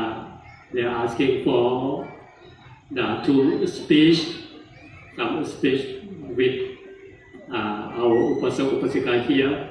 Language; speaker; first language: English; non-native, learner; Thai